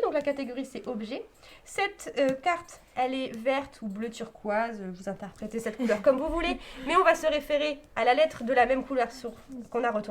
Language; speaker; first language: French; native; French